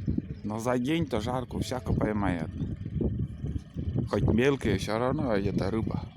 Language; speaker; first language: Russian; native; Russian